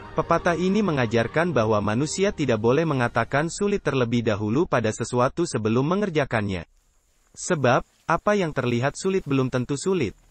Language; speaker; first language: Indonesian; non-native, local second language; Buginese